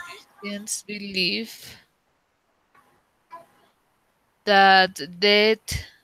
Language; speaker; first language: English; non-native, learner; Spanish